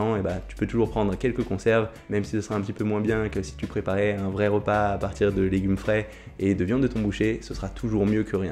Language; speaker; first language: French; native; French